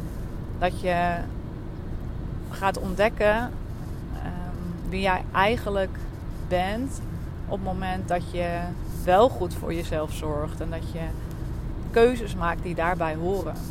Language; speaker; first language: Dutch; native; Dutch